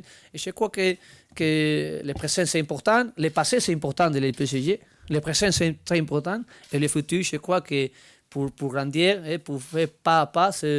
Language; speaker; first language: French; non-native, learner; Spanish